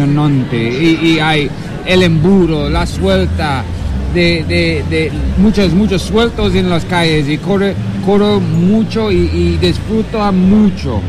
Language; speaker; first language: Spanish; non-native, learner; English